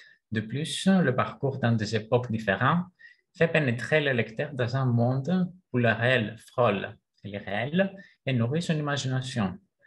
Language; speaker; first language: French; non-native, fluent; Greek